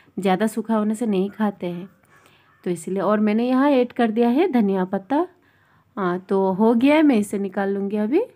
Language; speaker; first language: Hindi; non-native, local second language; Bangla